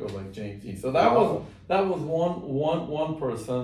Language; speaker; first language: English; non-native, fluent; Persian